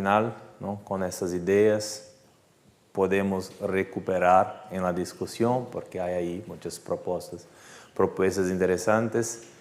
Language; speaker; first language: Spanish; non-native, fluent; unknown